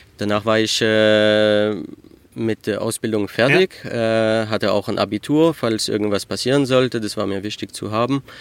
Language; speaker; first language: German; early bilingual, heritage; French